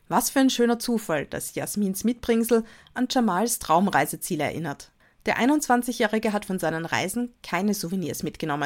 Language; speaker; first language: German; native; German